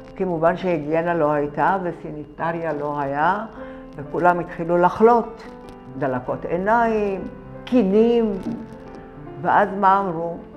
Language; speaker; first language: Hebrew; early bilingual, other home language; Arabic